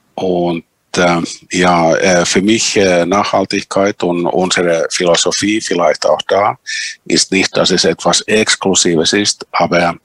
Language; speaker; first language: German; non-native, fluent; Finnish